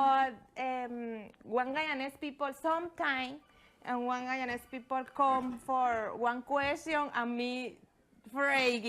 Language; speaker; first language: English; non-native, learner; Spanish